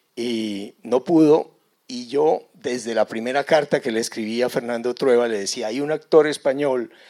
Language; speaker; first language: Spanish; native; Spanish